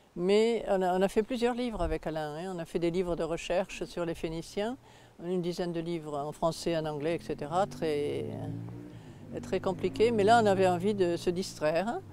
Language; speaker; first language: French; native; French